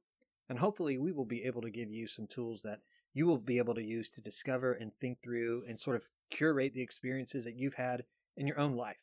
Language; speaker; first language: English; native; English